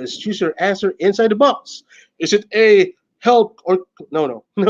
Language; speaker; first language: English; non-native, local second language; Filipino